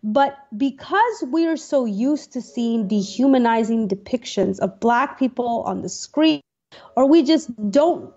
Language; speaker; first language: English; native; English